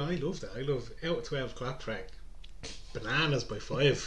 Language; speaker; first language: English; native; English